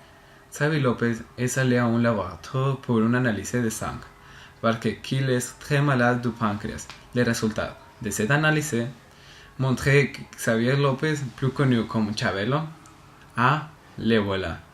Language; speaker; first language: French; non-native, learner; Spanish